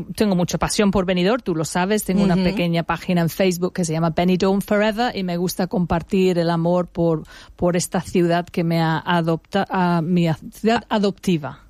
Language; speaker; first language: Spanish; non-native, fluent; English